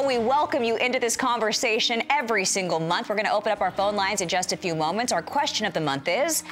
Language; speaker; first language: English; native; English